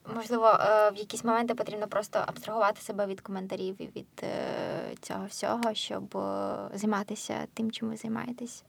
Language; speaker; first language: Ukrainian; native; Ukrainian